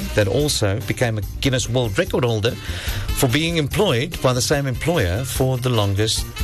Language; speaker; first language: English; non-native, local second language; Afrikaans